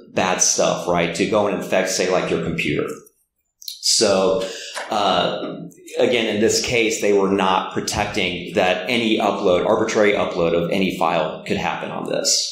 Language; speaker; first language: English; native; English